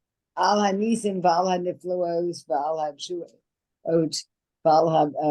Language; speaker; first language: Hebrew; non-native, learner; English